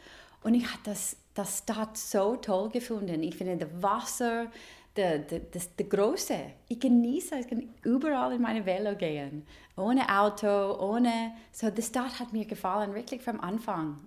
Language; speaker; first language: German; non-native, fluent; English